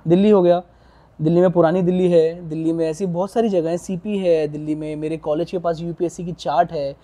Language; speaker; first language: Hindi; native; Hindi